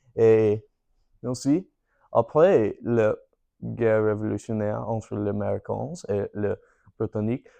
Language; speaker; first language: French; non-native, learner; English